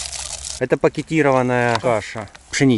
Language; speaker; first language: Russian; native; Russian